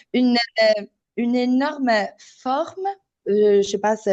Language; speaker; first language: French; non-native, fluent; Italian